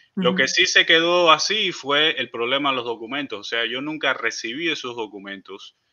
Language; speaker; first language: Spanish; early bilingual, heritage; Spanish